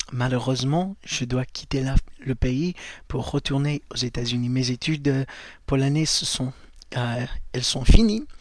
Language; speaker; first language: French; non-native, fluent; English